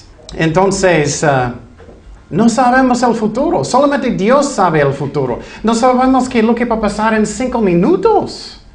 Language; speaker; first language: Spanish; non-native, fluent; English